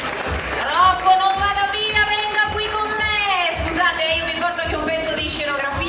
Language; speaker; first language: Italian; native; Italian